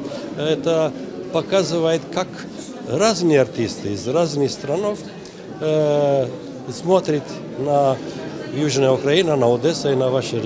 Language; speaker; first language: Russian; non-native, fluent; Romanian